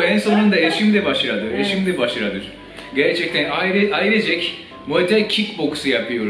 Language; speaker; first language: Turkish; non-native, fluent; Japanese